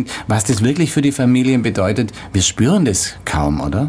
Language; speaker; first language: German; native; German